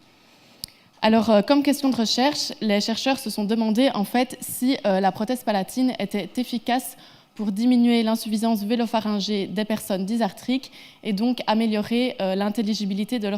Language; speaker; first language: French; native; French